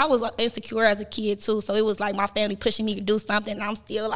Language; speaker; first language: English; native; English